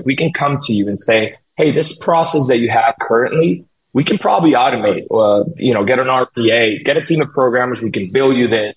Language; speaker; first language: English; non-native, fluent; Spanish